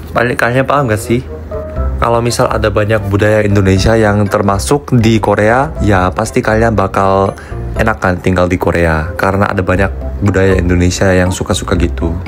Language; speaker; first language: Indonesian; non-native, fluent; Korean